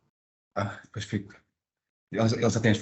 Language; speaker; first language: Portuguese; native; Portuguese